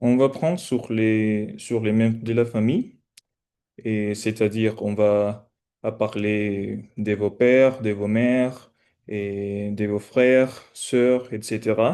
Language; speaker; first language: French; non-native, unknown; Spanish